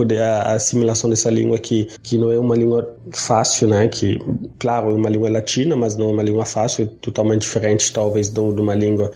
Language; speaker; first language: Portuguese; non-native, fluent; French